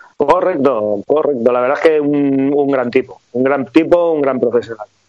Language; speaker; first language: Spanish; native; Spanish